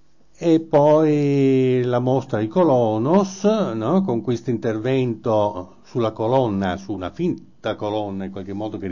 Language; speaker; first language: Italian; native; Italian